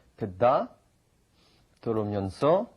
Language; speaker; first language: Korean; non-native, learner; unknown